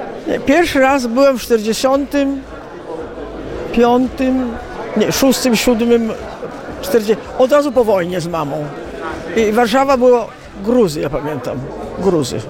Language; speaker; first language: Polish; early bilingual, heritage; Italian